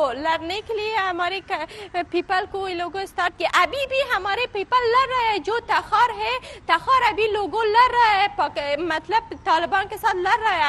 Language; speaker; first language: Hindi; non-native, fluent; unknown